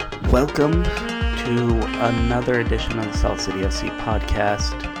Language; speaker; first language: English; native; English